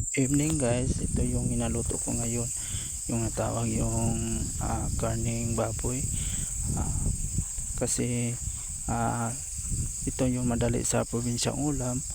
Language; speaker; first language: Filipino; non-native, local second language; Cebuano